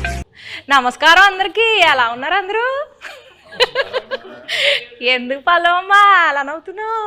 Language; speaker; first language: Telugu; native; Telugu